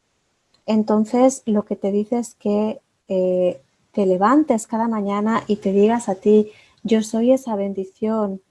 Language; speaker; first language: Spanish; native; Spanish